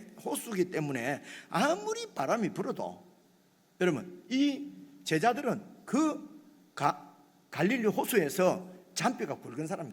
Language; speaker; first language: Korean; native; Korean